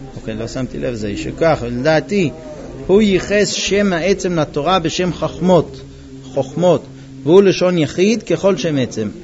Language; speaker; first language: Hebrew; non-native, fluent; English